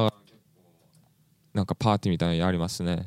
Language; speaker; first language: Japanese; non-native, fluent; English